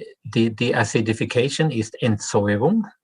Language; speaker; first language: German; non-native, fluent; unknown